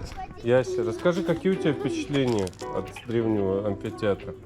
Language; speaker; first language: Russian; native; Russian